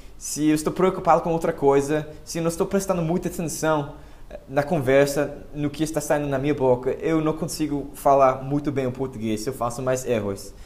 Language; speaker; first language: Portuguese; non-native, fluent; English